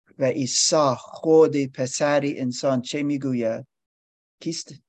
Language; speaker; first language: Persian; non-native, learner; English